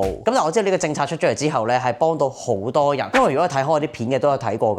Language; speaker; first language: Cantonese; native; Cantonese